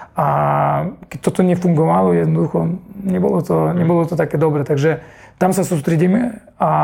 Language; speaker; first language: Slovak; non-native, fluent; Russian